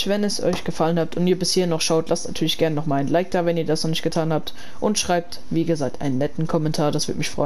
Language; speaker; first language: German; native; German